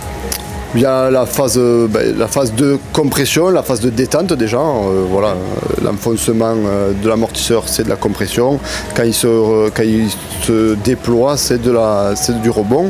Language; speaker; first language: French; native; French